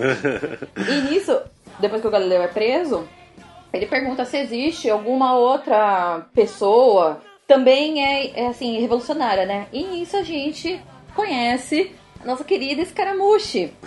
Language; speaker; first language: Portuguese; native; Portuguese